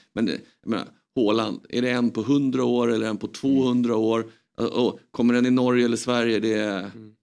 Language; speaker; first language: Swedish; native; Swedish